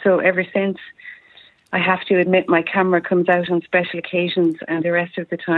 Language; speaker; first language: English; native; English